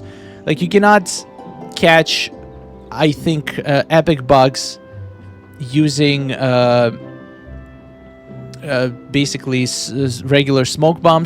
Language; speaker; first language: English; non-native, fluent; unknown